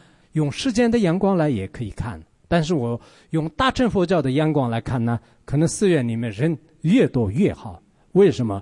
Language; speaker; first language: Chinese; non-native, local second language; Tibetan